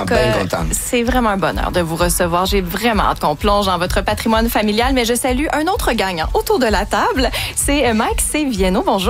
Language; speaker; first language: French; native; French